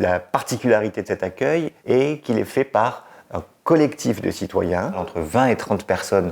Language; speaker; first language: French; native; French